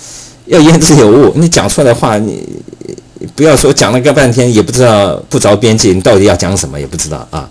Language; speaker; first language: Chinese; native; Chinese